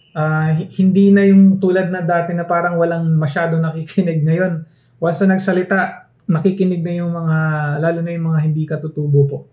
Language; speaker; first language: Filipino; non-native, local second language; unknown